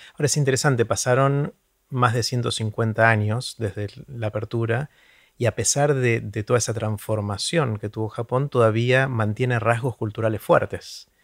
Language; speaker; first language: Spanish; native; Spanish